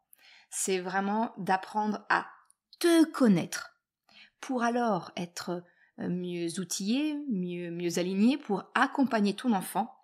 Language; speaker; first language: French; native; French